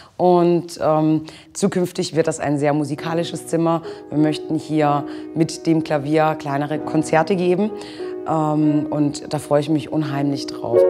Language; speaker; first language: German; early bilingual, other home language; Italian